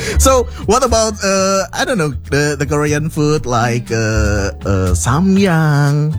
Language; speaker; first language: English; non-native, fluent; Indonesian